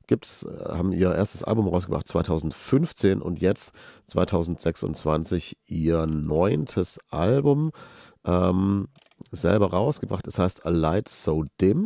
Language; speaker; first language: German; native; German